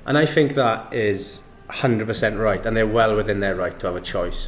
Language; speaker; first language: English; native; English